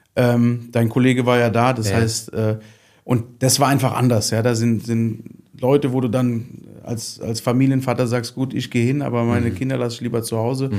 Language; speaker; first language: German; native; German